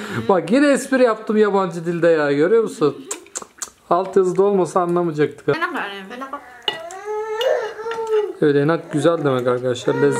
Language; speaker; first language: Turkish; native; Turkish